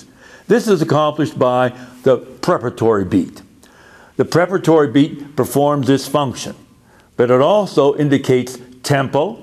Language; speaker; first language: English; native; English